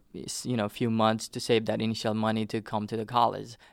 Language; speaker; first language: English; non-native, local second language; Nepali